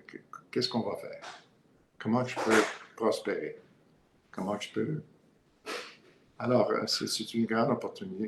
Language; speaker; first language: French; non-native, learner; English